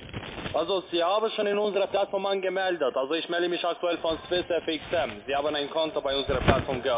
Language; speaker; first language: German; non-native, learner; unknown